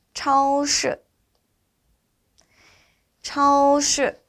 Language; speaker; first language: Chinese; non-native, fluent; Korean